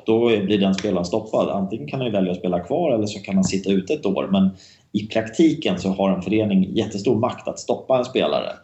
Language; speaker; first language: Swedish; native; Swedish